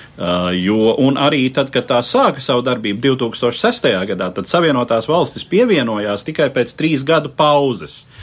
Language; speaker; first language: Latvian; early bilingual, heritage; Latvian